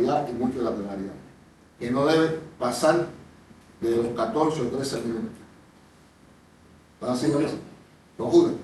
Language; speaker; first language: Spanish; native; Spanish